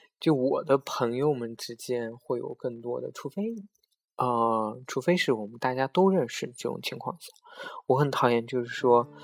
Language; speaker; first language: Chinese; native; Chinese